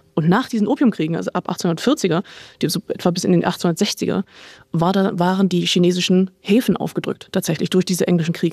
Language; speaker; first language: German; native; German